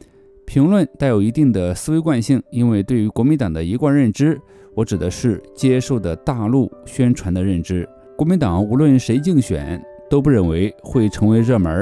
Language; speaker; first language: Chinese; native; Chinese